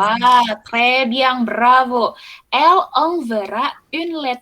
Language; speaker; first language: French; non-native, fluent; Indonesian